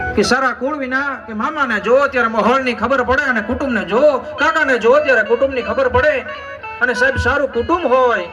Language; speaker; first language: Gujarati; native; Gujarati